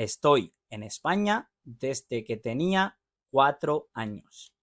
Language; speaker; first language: Spanish; non-native, fluent; Urdu